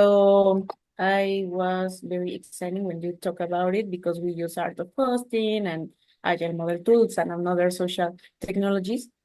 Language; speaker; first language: English; non-native, learner; Spanish